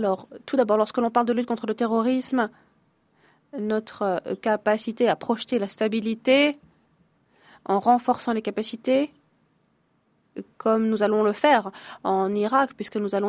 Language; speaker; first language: French; native; French